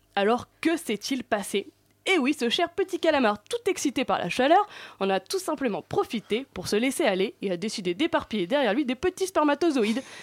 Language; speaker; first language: French; native; French